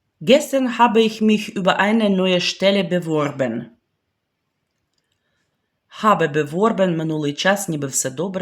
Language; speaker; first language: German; non-native, fluent; Ukrainian